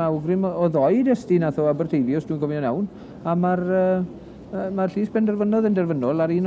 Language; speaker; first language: Welsh; native; Welsh